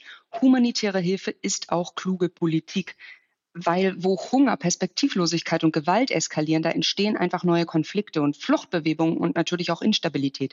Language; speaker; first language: German; native; German